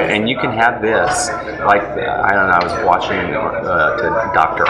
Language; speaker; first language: English; native; English